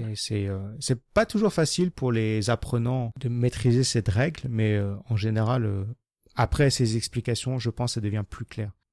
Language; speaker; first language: French; native; French